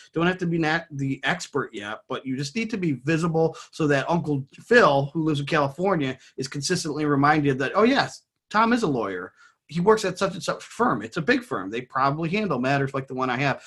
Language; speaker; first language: English; native; English